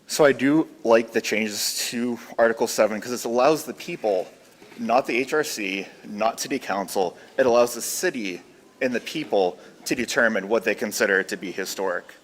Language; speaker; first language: English; native; English